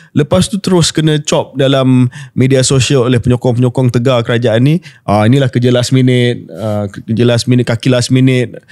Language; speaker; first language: Malay; native; Malay